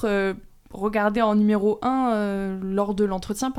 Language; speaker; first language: French; native; French